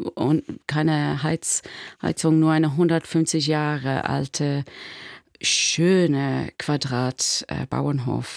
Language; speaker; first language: German; non-native, fluent; English